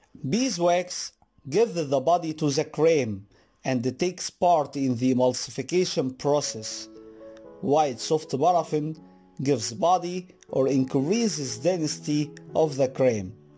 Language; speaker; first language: English; non-native, fluent; Arabic